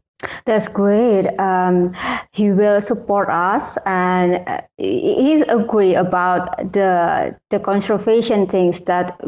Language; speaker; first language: English; non-native, learner; Indonesian